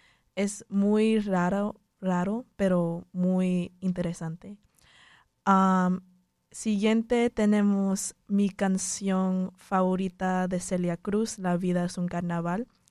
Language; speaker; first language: Spanish; early bilingual, heritage; Spanish